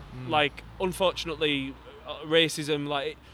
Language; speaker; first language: English; native; English